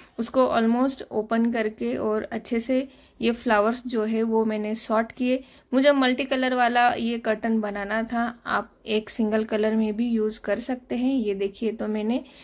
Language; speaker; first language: Hindi; non-native, local second language; Marathi